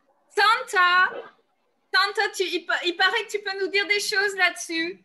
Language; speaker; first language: French; non-native, fluent; Turkish